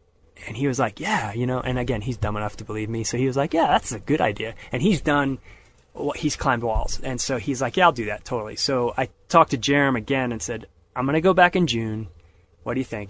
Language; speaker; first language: English; native; English